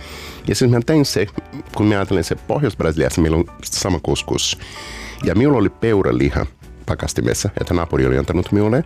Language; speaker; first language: Finnish; non-native, fluent; Portuguese